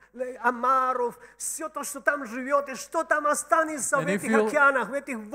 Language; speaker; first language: Russian; native; Russian